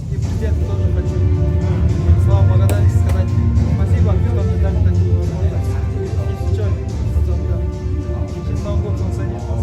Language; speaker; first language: Russian; non-native, local second language; Kyrgyz